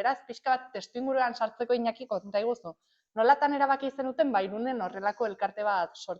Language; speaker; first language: Basque; native; Basque